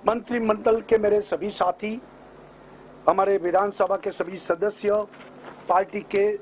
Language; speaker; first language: Hindi; non-native, local second language; Gujarati